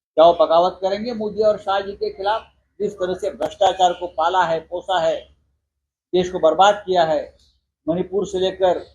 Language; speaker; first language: Hindi; non-native, local second language; Marathi